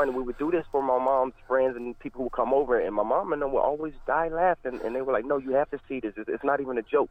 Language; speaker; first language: English; native; English